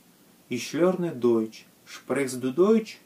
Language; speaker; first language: German; non-native, learner; Russian